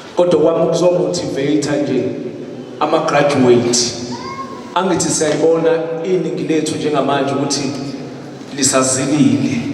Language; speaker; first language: Zulu; native; Zulu